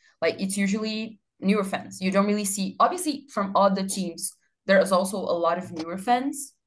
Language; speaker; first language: English; non-native, fluent; Portuguese